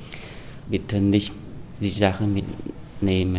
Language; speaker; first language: German; non-native, fluent; Khmer